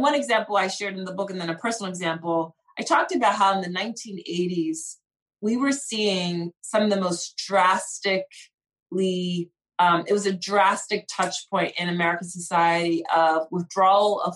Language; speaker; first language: English; native; English